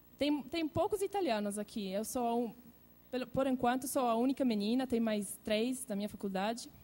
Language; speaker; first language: Portuguese; non-native, fluent; Italian